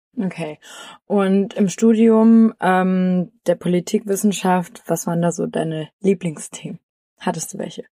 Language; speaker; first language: German; native; German